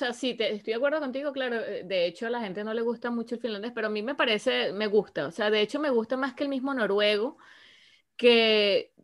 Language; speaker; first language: Spanish; non-native, local second language; Galician